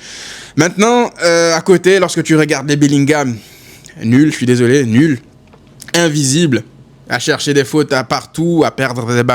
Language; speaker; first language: French; native; French